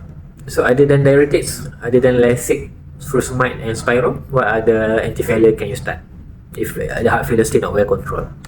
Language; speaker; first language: English; non-native, local second language; Malay